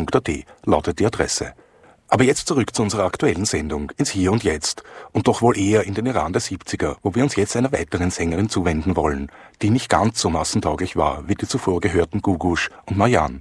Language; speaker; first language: German; native; German